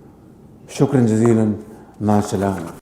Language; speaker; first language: Arabic; non-native, learner; Urdu